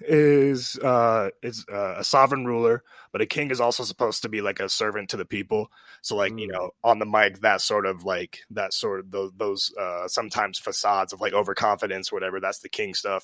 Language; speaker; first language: English; native; English